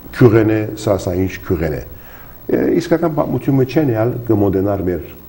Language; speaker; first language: Armenian; early bilingual, heritage; Armenian